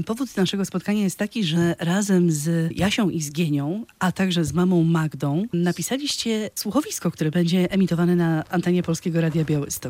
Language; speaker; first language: Polish; native; Polish